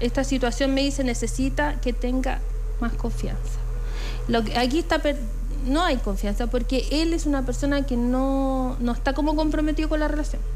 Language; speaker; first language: Spanish; native; Spanish